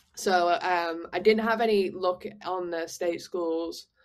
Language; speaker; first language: English; native; English